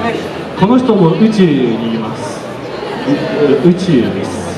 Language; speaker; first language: Japanese; non-native, fluent; French